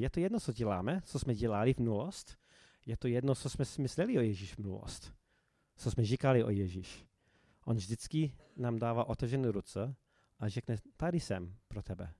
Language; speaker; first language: Czech; non-native, fluent; English